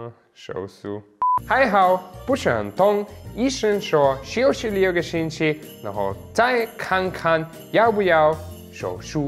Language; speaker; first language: Chinese; non-native, fluent; German